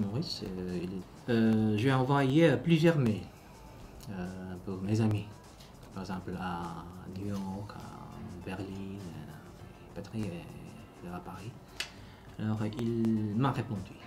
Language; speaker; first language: French; non-native, learner; Korean